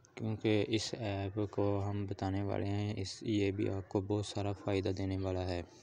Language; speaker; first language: Urdu; non-native, local second language; Punjabi